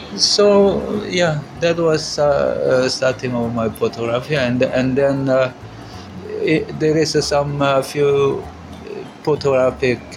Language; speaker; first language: English; non-native, learner; Korean